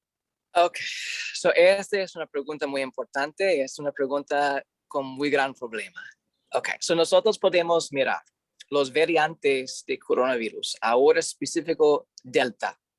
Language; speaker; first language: Spanish; non-native, learner; English